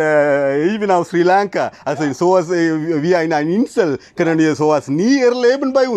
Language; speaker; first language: German; non-native, learner; Sinhala